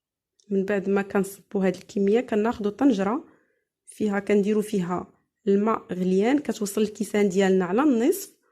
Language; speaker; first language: Arabic; native; Arabic